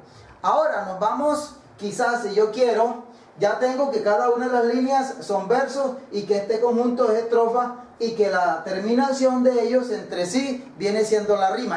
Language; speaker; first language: Spanish; native; Spanish